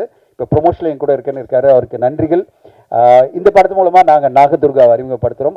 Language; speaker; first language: Tamil; native; Tamil